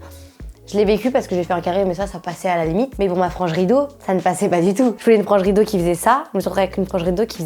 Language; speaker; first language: French; native; French